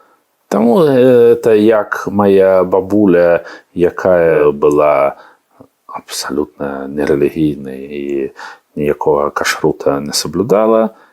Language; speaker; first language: Belarusian; non-native, learner; Russian